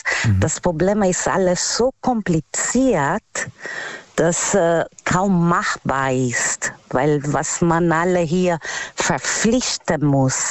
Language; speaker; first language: German; non-native, learner; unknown